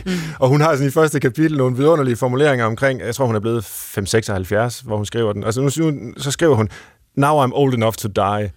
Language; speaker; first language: Danish; native; Danish